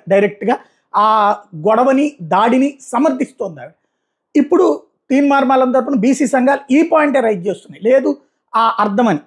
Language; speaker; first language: Telugu; native; Telugu